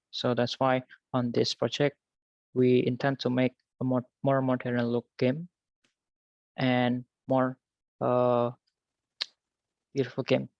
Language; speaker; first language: English; non-native, learner; Indonesian